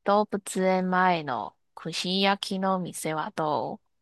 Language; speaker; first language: Japanese; non-native, learner; Chinese